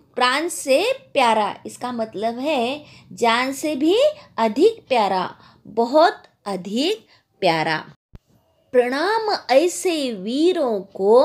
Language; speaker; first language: Hindi; non-native, local second language; Marathi